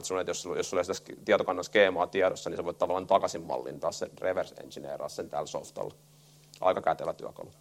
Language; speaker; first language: Finnish; native; Finnish